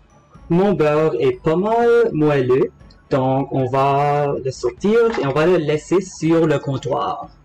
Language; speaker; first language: French; non-native, local second language; English